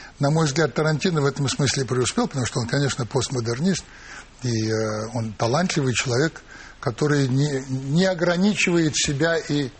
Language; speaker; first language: Russian; native; Russian